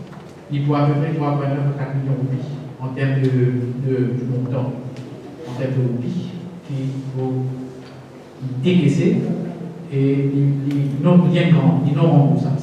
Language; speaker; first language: French; non-native, local second language; Morisyen